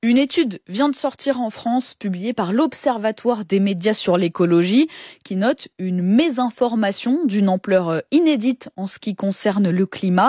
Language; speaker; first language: French; native; French